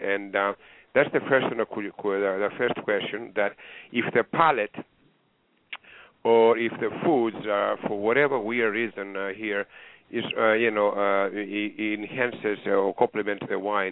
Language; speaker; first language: English; non-native, fluent; Greek